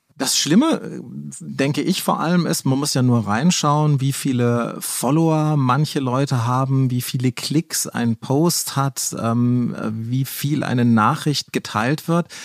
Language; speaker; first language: German; native; German